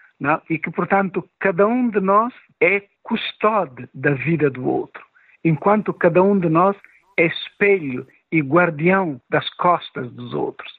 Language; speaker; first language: Portuguese; non-native, local second language; Upper Guinea Crioulo